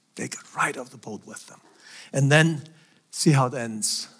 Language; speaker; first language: English; non-native, fluent; Faroese